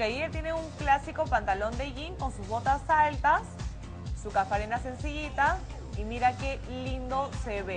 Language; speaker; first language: Spanish; native; Spanish